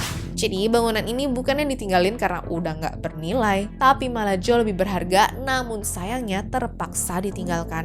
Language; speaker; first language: Indonesian; native; Indonesian